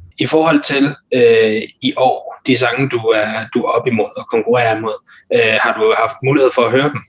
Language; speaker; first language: Danish; native; Danish